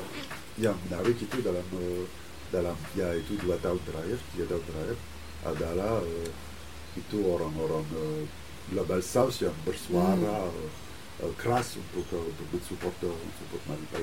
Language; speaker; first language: Indonesian; non-native, fluent; French